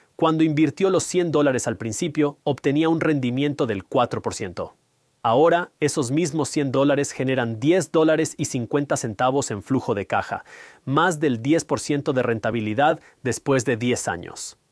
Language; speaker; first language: Spanish; non-native, fluent; Punjabi